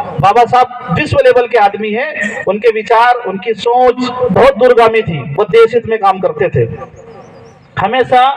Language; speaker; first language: Hindi; native; Hindi